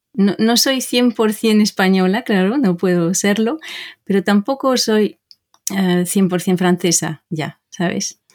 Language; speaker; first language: Spanish; non-native, fluent; French